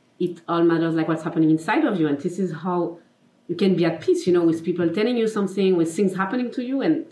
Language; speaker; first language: English; non-native, fluent; French